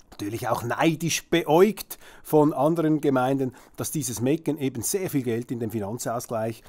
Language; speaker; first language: German; native; German